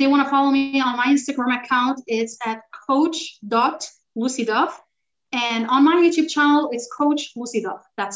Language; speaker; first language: English; native; English